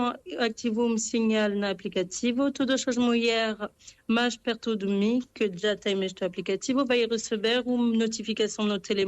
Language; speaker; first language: Portuguese; non-native, fluent; French